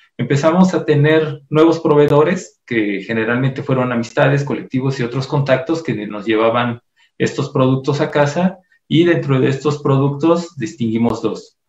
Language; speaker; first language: Spanish; native; Spanish